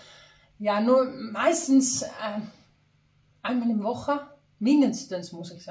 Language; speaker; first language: German; non-native, learner; Dutch